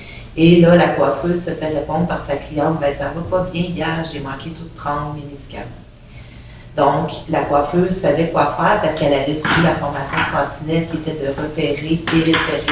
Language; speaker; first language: French; native; French